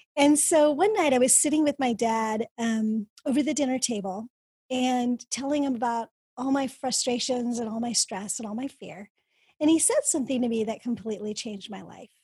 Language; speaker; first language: English; early bilingual, other home language; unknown